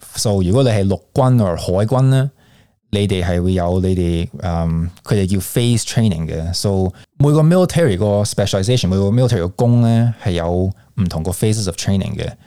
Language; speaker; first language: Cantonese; early bilingual, heritage; Cantonese